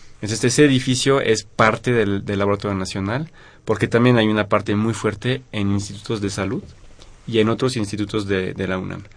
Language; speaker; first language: Spanish; non-native, fluent; French